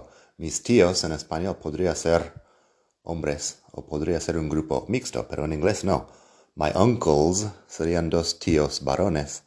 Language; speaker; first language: Spanish; non-native, fluent; English